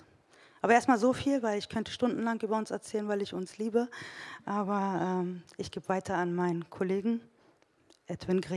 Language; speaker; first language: German; early bilingual, other home language; Turkish